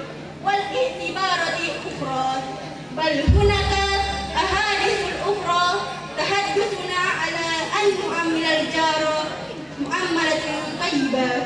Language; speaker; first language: Arabic; non-native, learner; Indonesian